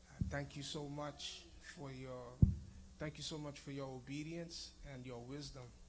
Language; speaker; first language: English; non-native, fluent; Haitian Creole